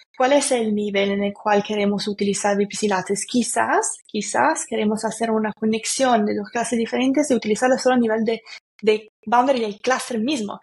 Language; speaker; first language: Spanish; non-native, fluent; Italian